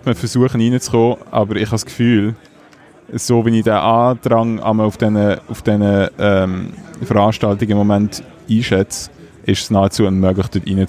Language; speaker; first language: German; native; German